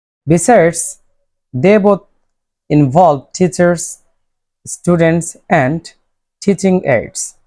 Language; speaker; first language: English; non-native, local second language; Bangla